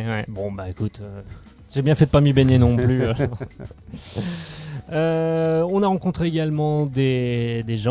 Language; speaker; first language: French; native; French